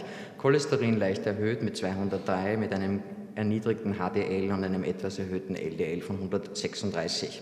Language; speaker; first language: German; native; German